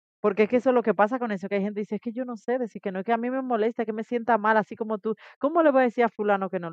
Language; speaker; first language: Spanish; native; Spanish